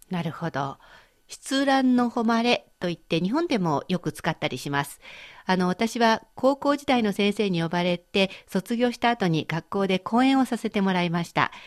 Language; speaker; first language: Japanese; native; Japanese